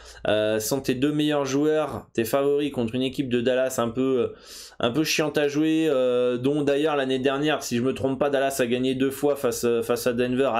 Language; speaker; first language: French; native; French